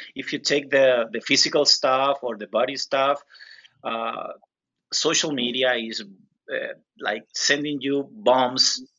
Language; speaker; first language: English; non-native, learner; Spanish